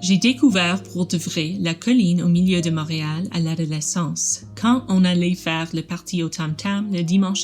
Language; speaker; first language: French; non-native, learner; English